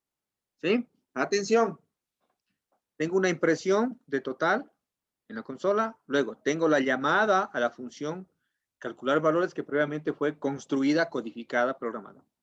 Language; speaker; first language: Spanish; native; Spanish